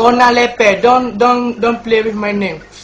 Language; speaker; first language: English; non-native, learner; Malay